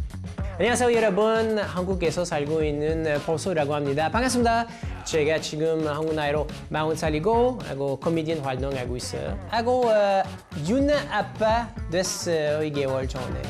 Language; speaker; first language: Korean; non-native, fluent; English